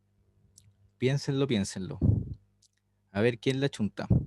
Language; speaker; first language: Spanish; native; Spanish